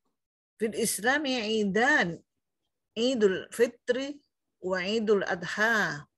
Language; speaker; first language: Arabic; non-native, learner; Indonesian